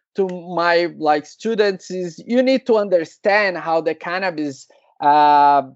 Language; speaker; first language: English; non-native, learner; Portuguese